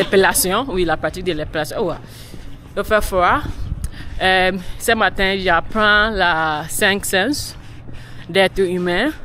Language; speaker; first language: French; non-native, learner; English